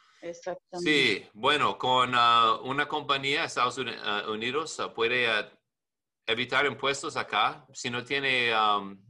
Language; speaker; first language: Spanish; non-native, learner; English